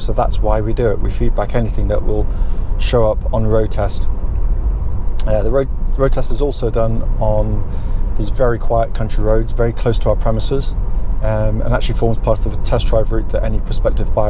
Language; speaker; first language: English; native; English